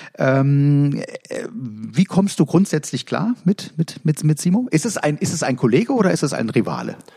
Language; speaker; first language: German; native; German